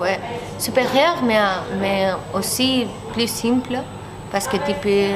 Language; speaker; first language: French; non-native, learner; Spanish